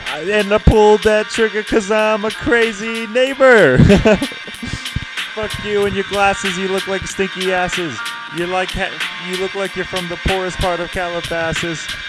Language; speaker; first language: English; early bilingual, other home language; Spanish